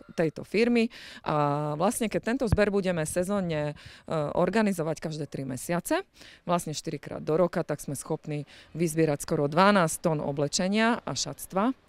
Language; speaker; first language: Slovak; native; Slovak